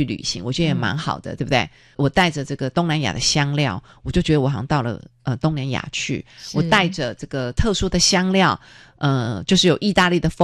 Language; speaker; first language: Chinese; native; Chinese